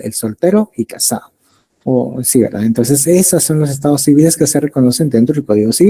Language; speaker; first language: Spanish; native; Spanish